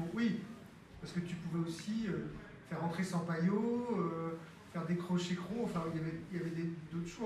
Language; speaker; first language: French; native; French